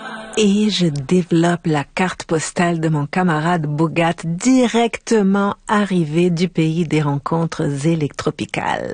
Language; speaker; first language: French; native; French